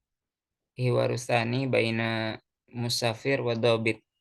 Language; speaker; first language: Arabic; non-native, fluent; Indonesian